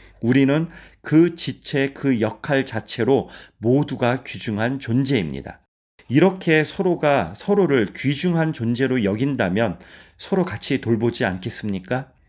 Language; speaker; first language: Korean; native; Korean